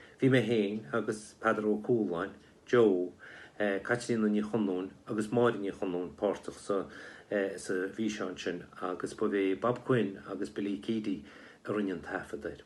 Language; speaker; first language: Irish; native; Irish